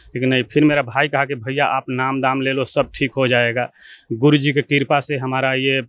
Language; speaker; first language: Hindi; native; Hindi